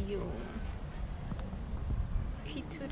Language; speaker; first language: Korean; non-native, learner; Spanish